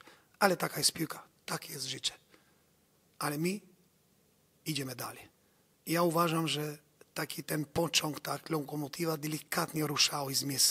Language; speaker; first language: Polish; non-native, learner; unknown